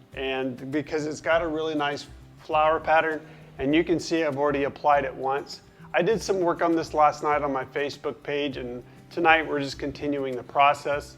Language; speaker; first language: English; native; English